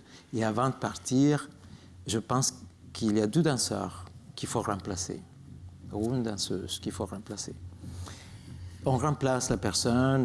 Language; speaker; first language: French; non-native, fluent; Spanish